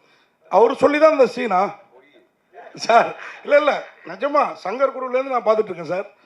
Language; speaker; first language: Tamil; native; Tamil